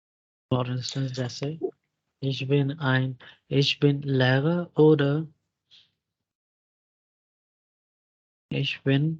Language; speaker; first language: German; non-native, fluent; Urdu